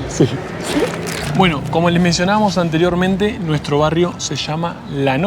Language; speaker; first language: Spanish; native; Spanish